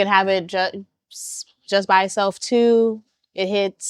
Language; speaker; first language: English; native; English